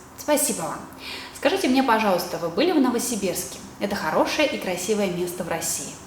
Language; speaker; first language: Russian; native; Russian